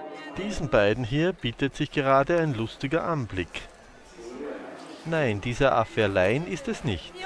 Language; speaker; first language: German; native; German